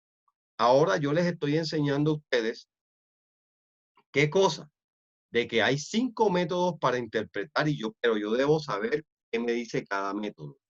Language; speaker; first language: Spanish; native; Spanish